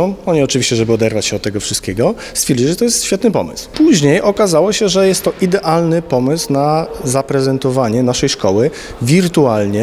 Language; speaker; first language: Polish; native; Polish